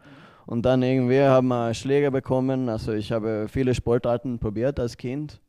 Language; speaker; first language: German; non-native, learner; Swedish